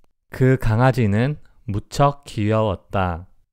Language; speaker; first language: Korean; native; Korean